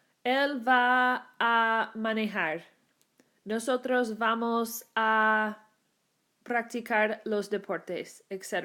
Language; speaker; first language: Spanish; non-native, learner; English